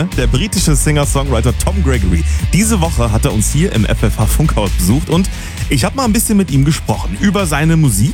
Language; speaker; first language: German; native; German